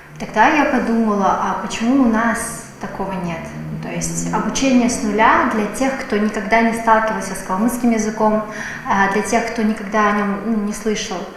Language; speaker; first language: Russian; native; Russian